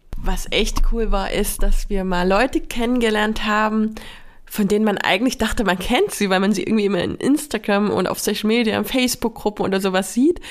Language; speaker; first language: German; native; German